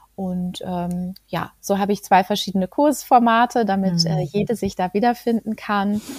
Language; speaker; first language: German; native; German